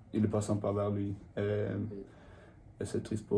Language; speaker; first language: French; non-native, learner; Swedish